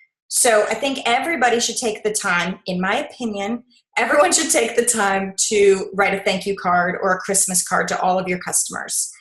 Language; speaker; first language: English; native; English